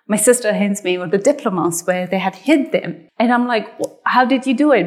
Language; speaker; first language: English; non-native, fluent; Persian